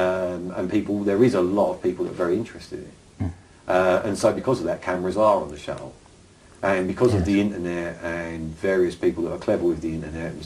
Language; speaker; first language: English; native; English